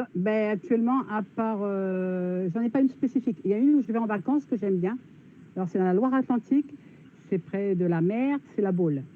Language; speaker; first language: French; native; French